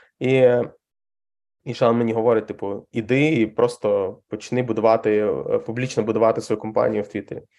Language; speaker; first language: Ukrainian; non-native, local second language; Russian